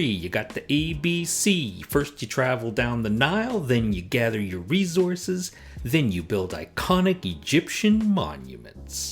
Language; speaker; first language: English; native; English